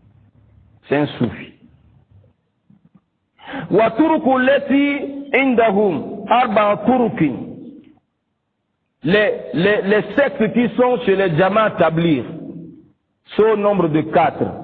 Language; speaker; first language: French; non-native, local second language; Lingala